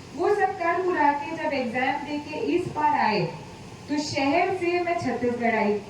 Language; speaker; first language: Hindi; non-native, local second language; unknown